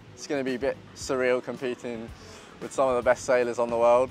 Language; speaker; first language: English; native; English